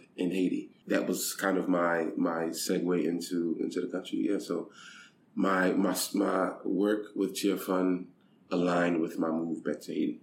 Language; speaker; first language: English; native; English